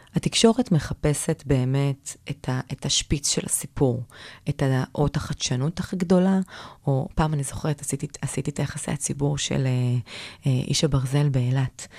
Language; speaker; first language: Hebrew; native; Hebrew